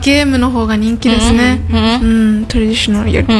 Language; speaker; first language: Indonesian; non-native, learner; Japanese